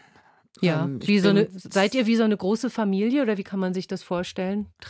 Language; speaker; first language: German; native; German